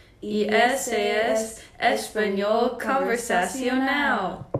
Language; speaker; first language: Spanish; non-native, learner; English